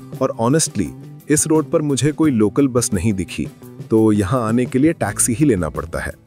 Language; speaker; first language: Hindi; non-native, fluent; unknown